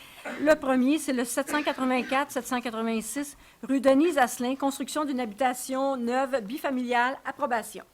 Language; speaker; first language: French; native; French